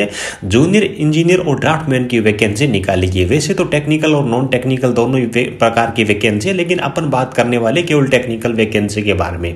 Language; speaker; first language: Hindi; native; Hindi